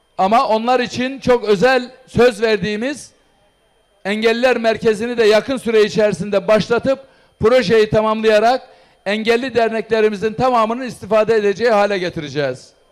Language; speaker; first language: Turkish; native; Turkish